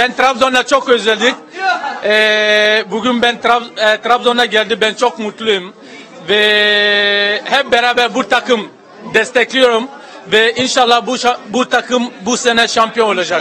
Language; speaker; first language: Turkish; non-native, learner; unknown